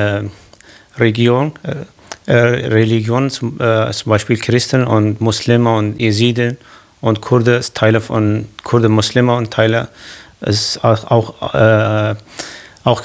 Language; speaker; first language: German; non-native, learner; Kurdish